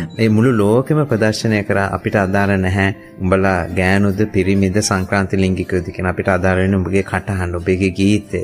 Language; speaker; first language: Sinhala; non-native, local second language; Tamil